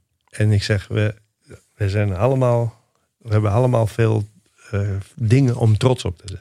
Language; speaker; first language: Dutch; non-native, fluent; Italian